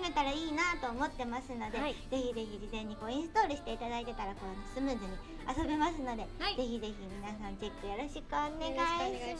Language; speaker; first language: Japanese; native; Japanese